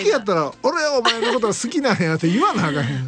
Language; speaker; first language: Japanese; native; Japanese